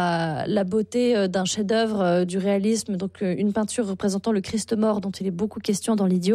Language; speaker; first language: French; native; French